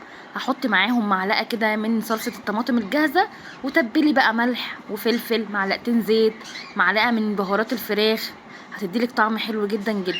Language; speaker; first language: Arabic; native; Arabic